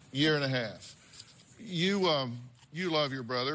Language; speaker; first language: English; native; English